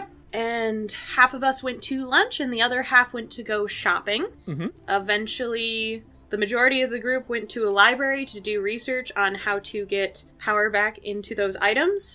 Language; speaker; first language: English; native; English